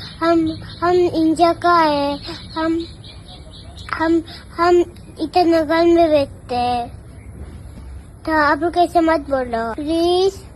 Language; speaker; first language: Hindi; non-native, local second language; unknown